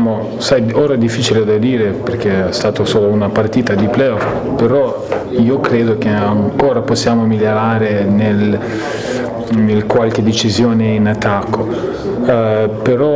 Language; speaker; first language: Italian; non-native, fluent; Lithuanian